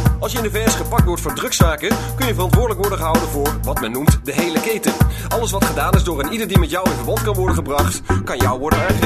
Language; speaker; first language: Dutch; native; Dutch